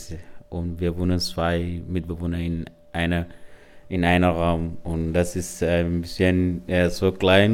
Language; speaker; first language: German; non-native, learner; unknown